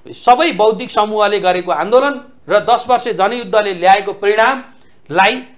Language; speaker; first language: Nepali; native; Nepali